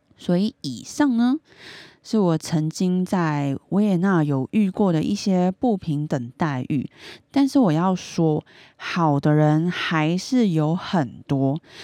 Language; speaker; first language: Chinese; native; Chinese